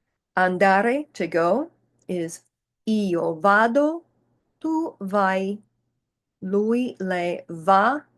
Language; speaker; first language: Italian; non-native, fluent; English